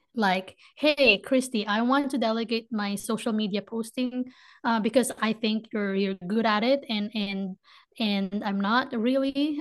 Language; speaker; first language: English; non-native, local second language; Filipino